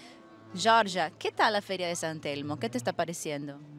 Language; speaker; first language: Spanish; non-native, fluent; Portuguese